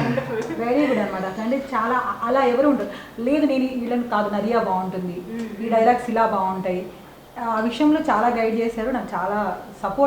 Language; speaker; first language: Telugu; native; Telugu